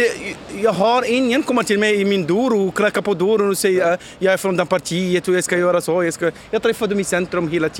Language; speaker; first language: Swedish; non-native, learner; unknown